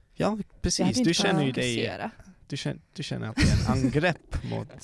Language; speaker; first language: Swedish; non-native, fluent; Swiss German